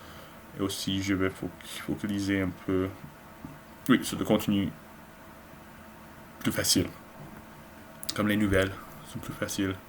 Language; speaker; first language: French; non-native, learner; English